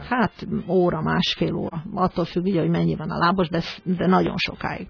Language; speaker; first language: Hungarian; native; Hungarian